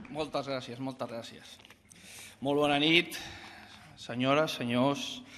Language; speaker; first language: Catalan; non-native, local second language; Spanish